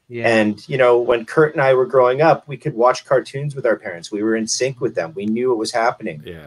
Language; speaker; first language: English; native; English